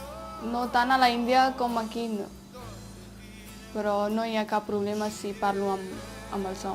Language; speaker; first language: Catalan; non-native, fluent; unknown